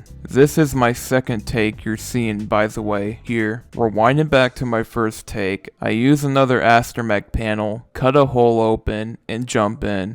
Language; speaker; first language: English; native; English